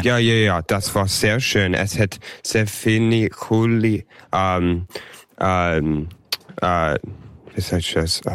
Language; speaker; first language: German; early bilingual, heritage; German